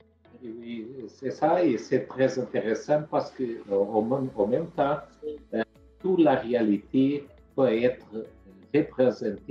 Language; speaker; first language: French; non-native, fluent; Portuguese